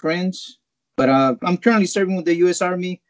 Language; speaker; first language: English; non-native, fluent; Spanish